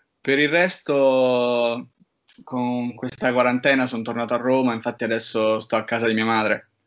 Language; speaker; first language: Italian; native; Italian